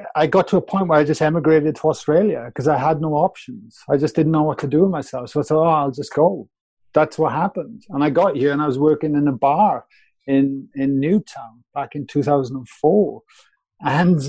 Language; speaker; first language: English; native; English